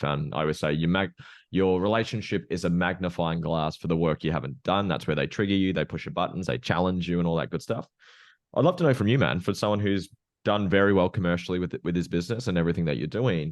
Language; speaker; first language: English; native; English